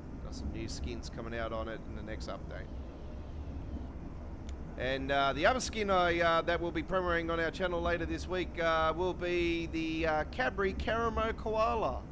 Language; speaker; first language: English; native; English